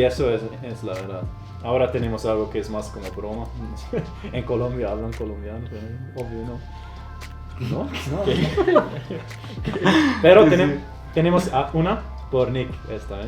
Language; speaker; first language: Spanish; non-native, fluent; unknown